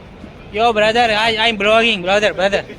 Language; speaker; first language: English; non-native, learner; Gujarati